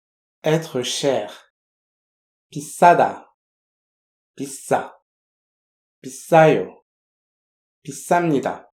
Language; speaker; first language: Korean; non-native, fluent; French